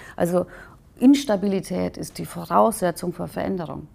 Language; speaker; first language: German; native; German